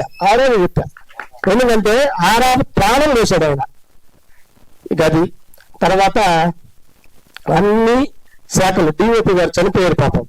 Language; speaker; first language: Telugu; native; Telugu